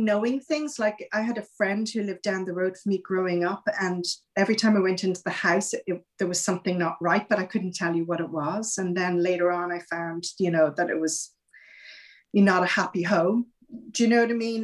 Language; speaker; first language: English; native; English